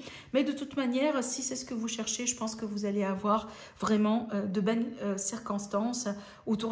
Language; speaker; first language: French; native; French